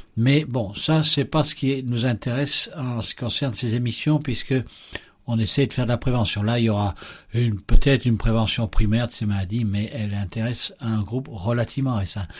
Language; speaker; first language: French; native; French